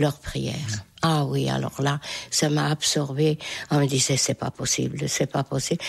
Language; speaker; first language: French; non-native, fluent; Hungarian